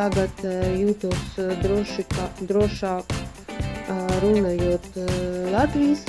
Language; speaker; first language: Latvian; non-native, learner; Ukrainian